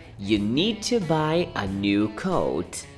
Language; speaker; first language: English; non-native, fluent; Portuguese